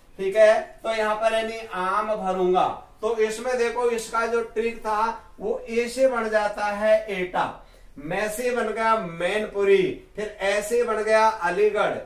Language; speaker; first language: Hindi; native; Hindi